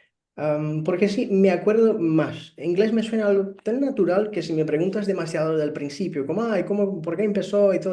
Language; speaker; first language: Spanish; non-native, fluent; Portuguese